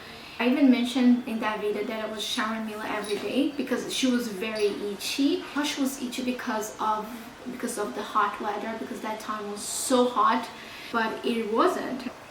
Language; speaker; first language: English; non-native, fluent; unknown